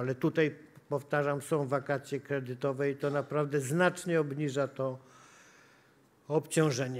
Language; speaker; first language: Polish; native; Polish